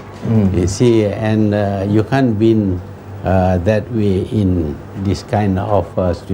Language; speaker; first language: English; non-native, local second language; Malay